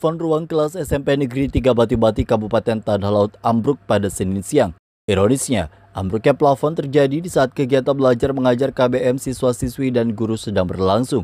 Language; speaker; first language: Indonesian; native; Indonesian